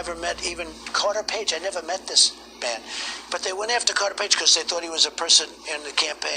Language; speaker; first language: English; native; English